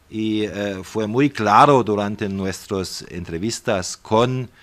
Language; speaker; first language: Spanish; non-native, fluent; German